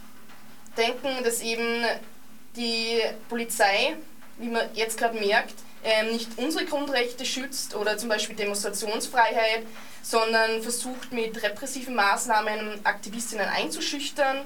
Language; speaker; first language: German; native; German